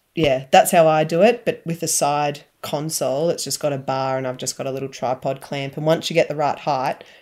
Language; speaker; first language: English; native; English